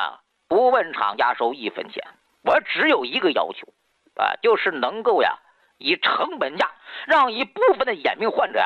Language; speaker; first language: Chinese; native; Chinese